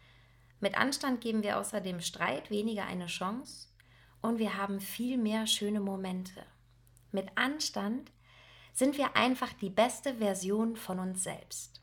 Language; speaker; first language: German; native; German